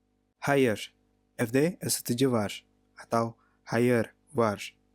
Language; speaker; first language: Turkish; non-native, fluent; Indonesian